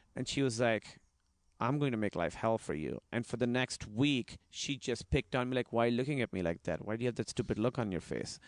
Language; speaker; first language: English; non-native, local second language; Urdu